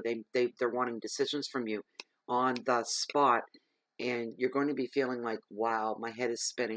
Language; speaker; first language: English; native; English